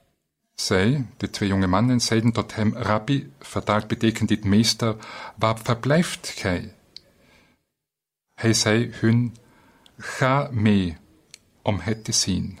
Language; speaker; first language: Dutch; non-native, fluent; German